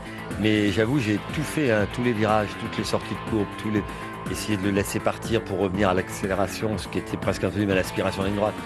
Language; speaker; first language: French; native; French